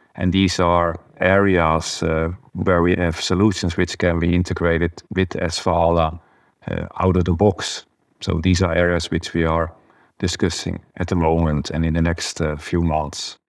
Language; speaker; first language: English; non-native, fluent; Dutch